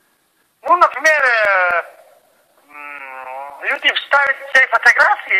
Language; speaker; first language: Russian; non-native, local second language; Tajik